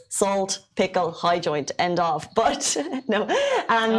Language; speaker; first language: English; native; English